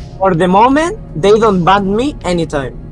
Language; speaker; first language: English; non-native, learner; Spanish